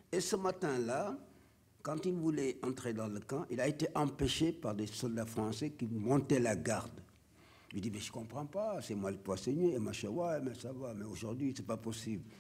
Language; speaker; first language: French; non-native, local second language; Wolof